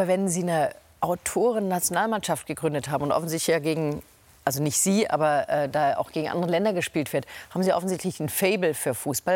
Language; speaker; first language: German; native; German